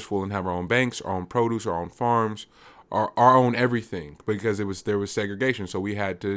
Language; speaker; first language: English; native; English